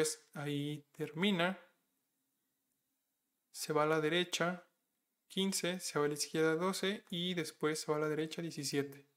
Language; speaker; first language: Spanish; native; Spanish